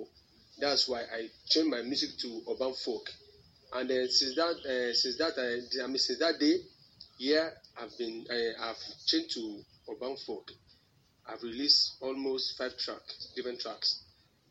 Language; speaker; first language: English; non-native, local second language; Yoruba